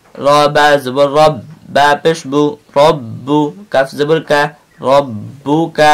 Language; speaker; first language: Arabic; non-native, learner; Bangla